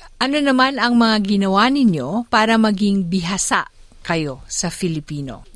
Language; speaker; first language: Filipino; native; Filipino